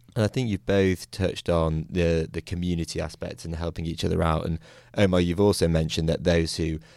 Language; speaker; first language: English; native; English